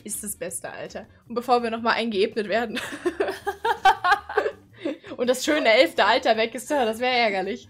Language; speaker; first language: German; native; German